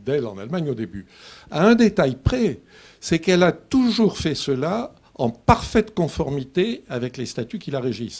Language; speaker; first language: French; native; French